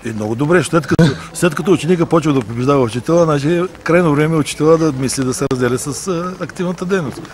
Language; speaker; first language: Bulgarian; native; Bulgarian